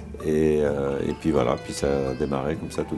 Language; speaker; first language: French; early bilingual, other home language; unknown